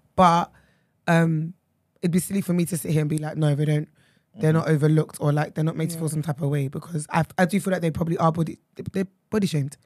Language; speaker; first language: English; early bilingual, other home language; Akan